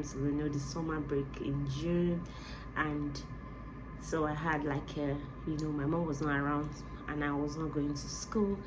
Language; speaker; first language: English; non-native, local second language; Yoruba